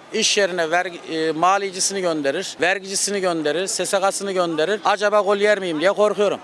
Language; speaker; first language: Turkish; native; Turkish